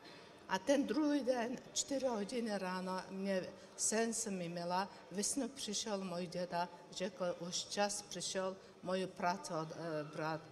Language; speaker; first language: Czech; non-native, learner; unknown